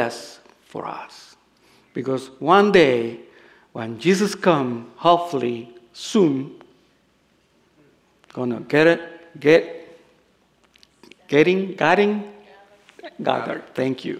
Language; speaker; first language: English; non-native, learner; Spanish